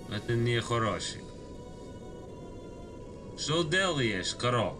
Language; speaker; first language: Russian; non-native, learner; English